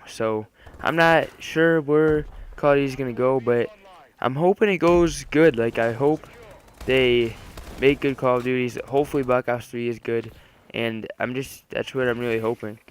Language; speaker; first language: English; native; English